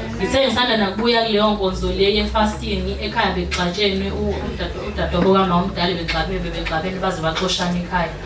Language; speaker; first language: Zulu; native; Zulu